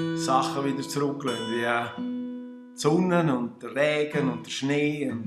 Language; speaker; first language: German; native; German